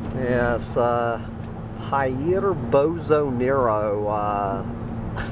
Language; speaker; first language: English; native; English